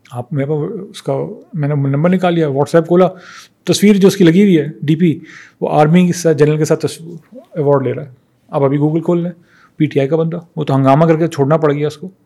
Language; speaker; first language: Urdu; native; Urdu